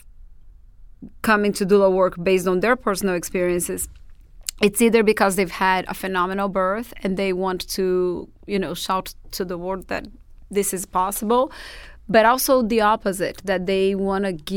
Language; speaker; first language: English; non-native, fluent; Portuguese